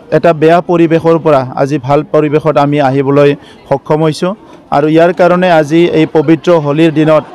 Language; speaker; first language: Assamese; non-native, local second language; Bodo